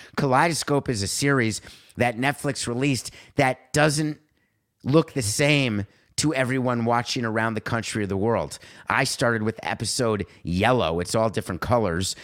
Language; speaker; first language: English; native; English